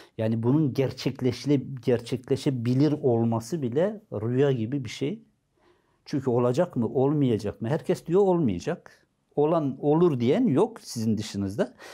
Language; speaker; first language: Turkish; non-native, local second language; Zaza